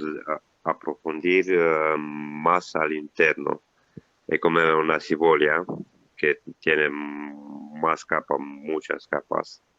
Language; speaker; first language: Spanish; non-native, learner; Italian